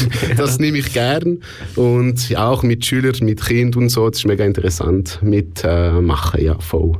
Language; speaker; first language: German; non-native, local second language; French